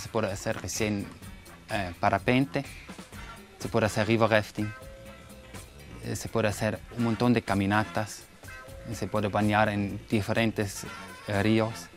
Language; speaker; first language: Spanish; non-native, fluent; German